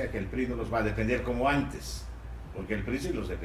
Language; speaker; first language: Spanish; native; Spanish